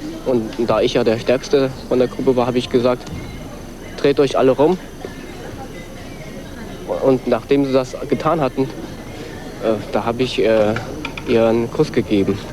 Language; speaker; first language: German; early bilingual, other home language; Korean